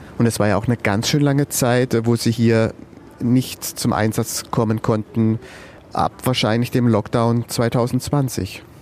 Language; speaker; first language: German; native; German